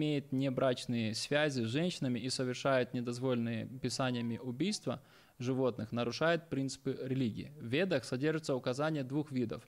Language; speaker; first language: Russian; native; Russian